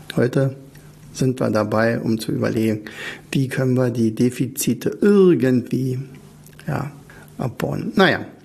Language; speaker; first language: German; native; German